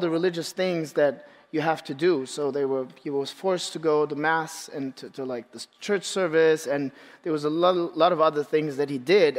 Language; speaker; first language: English; non-native, fluent; Turkish